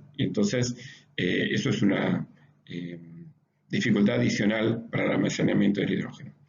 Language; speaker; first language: Spanish; native; Spanish